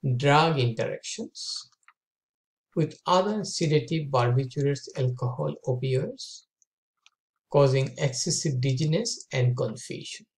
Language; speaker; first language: English; non-native, local second language; Bangla